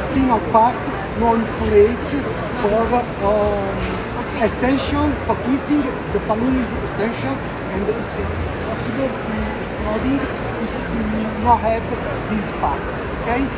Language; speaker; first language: English; non-native, learner; Italian